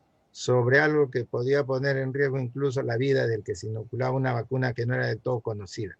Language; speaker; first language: Spanish; native; Spanish